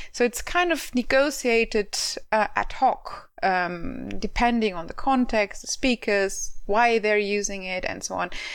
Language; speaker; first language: English; non-native, fluent; German